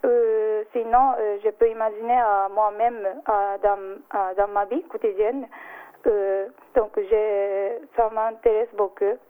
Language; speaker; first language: French; non-native, learner; Japanese